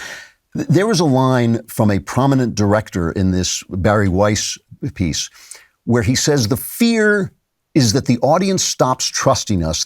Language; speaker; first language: English; native; English